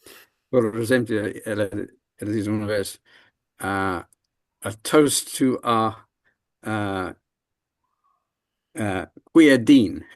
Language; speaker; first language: Portuguese; non-native, learner; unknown